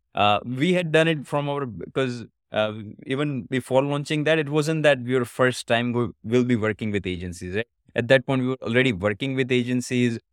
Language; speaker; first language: English; non-native, local second language; Gujarati